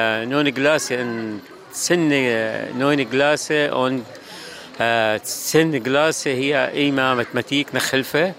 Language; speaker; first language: German; non-native, learner; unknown